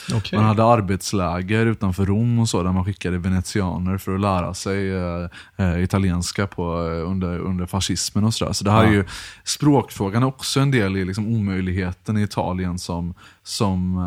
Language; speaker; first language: Swedish; early bilingual, other home language; Italian